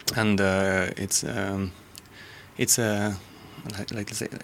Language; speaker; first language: English; non-native, fluent; French